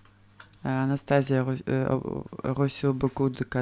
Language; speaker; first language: French; non-native, learner; Russian